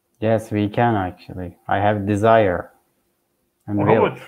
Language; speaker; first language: English; non-native, learner; Turkish